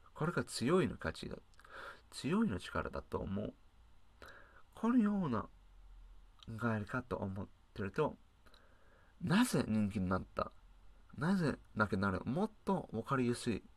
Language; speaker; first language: Japanese; non-native, learner; English